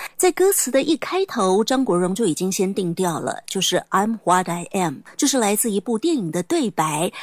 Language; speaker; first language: Chinese; native; Chinese